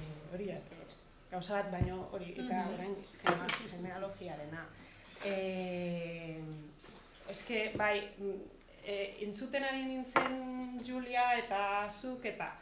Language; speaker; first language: Basque; non-native, fluent; Catalan